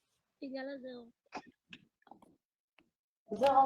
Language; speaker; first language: French; non-native, local second language; Arabic